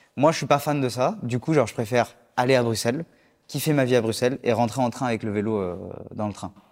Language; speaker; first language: French; native; French